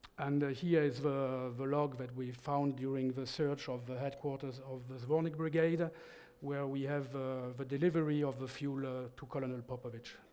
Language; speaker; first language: English; non-native, fluent; French